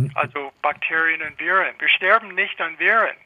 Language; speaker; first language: German; non-native, fluent; English